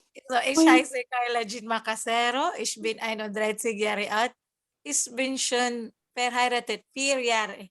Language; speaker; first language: German; non-native, learner; Cebuano